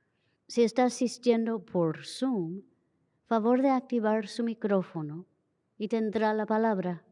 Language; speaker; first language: Spanish; native; Spanish